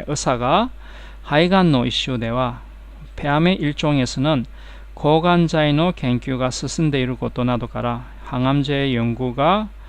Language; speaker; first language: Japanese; non-native, fluent; Korean